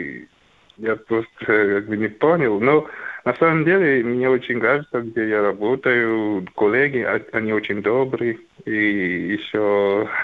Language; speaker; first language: Russian; non-native, learner; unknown